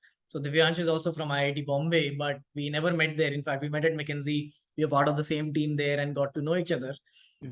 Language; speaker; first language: English; non-native, local second language; Hindi